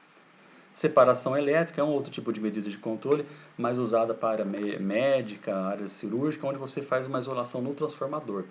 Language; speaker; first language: Portuguese; native; Portuguese